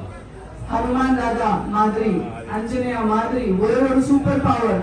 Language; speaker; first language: Tamil; non-native, fluent; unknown